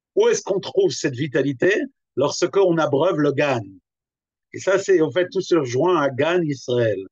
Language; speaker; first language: French; native; French